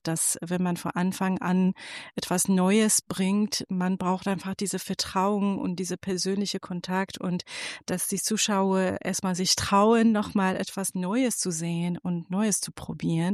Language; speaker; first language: German; non-native, fluent; Persian